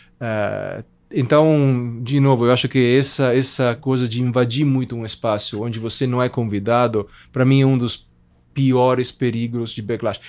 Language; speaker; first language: Portuguese; non-native, fluent; Italian